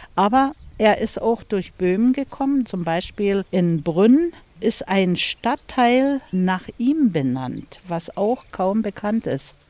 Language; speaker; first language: German; native; German